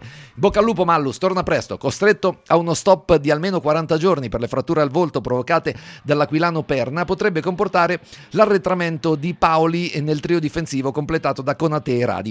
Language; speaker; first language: Italian; native; Italian